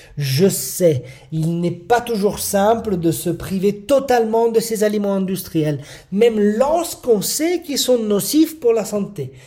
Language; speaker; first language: French; non-native, fluent; Italian